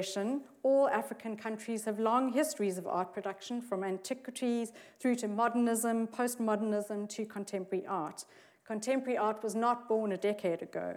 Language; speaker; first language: English; native; English